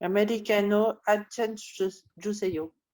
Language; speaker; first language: Korean; non-native, learner; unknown